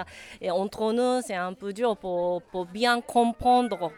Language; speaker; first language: French; non-native, learner; Japanese